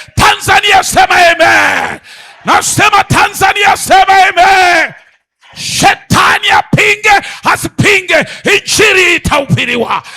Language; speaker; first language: Swahili; native; Swahili